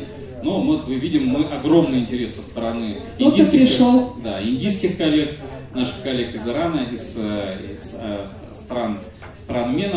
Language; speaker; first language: Russian; native; Russian